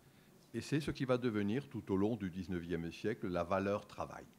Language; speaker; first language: French; native; French